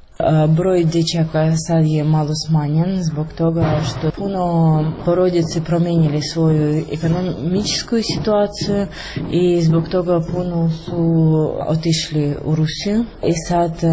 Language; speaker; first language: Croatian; non-native, learner; Russian